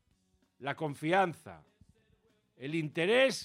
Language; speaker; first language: Spanish; native; Spanish